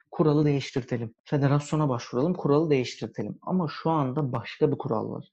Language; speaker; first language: Turkish; early bilingual, heritage; Turkish